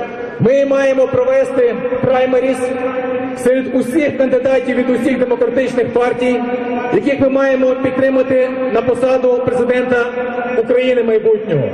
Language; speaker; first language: Ukrainian; native; Ukrainian